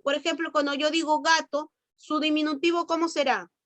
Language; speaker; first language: Spanish; native; Spanish